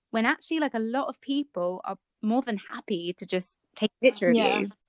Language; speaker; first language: English; native; English